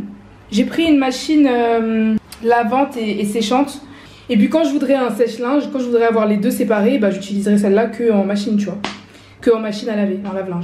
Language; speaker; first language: French; native; French